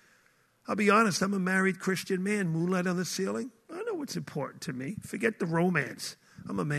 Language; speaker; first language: English; native; English